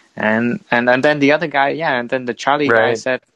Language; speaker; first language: English; non-native, fluent; Vietnamese